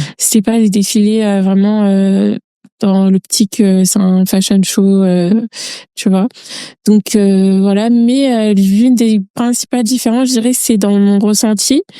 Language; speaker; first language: French; early bilingual, other home language; Bambara